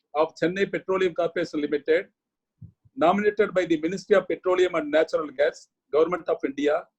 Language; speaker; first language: English; non-native, local second language; Tamil